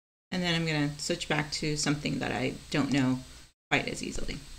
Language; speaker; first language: English; non-native, fluent; Spanish